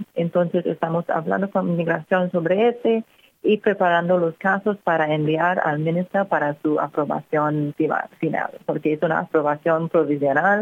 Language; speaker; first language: Spanish; non-native, fluent; English